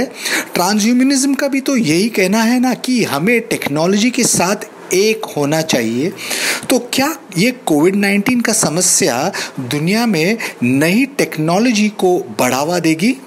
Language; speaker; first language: Hindi; native; Hindi